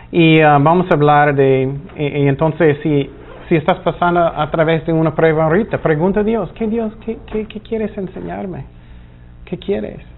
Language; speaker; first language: Spanish; non-native, fluent; English